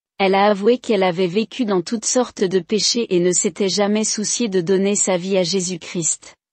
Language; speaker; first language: French; non-native, local second language; Rundi